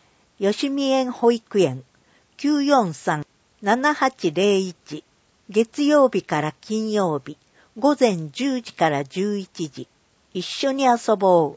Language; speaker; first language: Japanese; native; Japanese